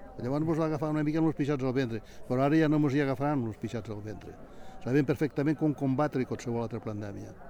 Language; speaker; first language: Catalan; native; Catalan